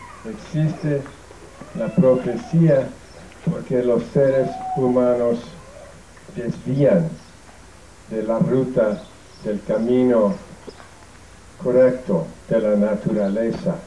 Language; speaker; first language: Spanish; non-native, fluent; English